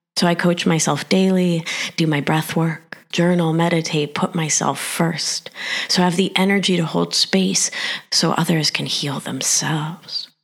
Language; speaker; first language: English; early bilingual, other home language; Spanish